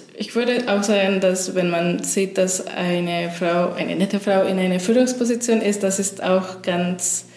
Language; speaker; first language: German; non-native, fluent; Spanish